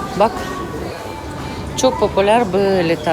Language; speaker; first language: Turkish; non-native, learner; Russian